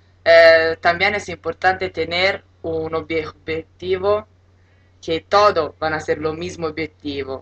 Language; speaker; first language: Spanish; non-native, learner; Italian